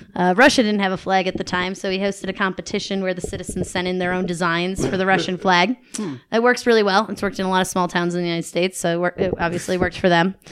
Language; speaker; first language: English; native; English